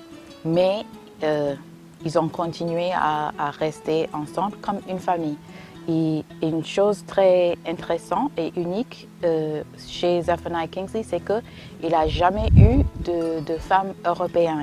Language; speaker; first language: French; non-native, fluent; English